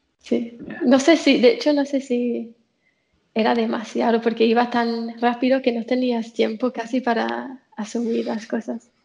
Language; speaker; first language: Spanish; non-native, fluent; English